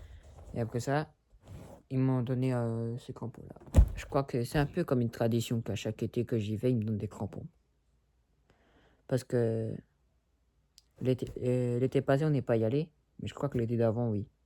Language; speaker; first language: French; early bilingual, other home language; Spanish